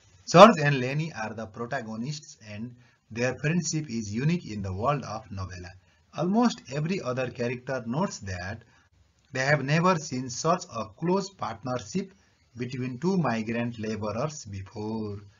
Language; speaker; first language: English; non-native, local second language; Nepali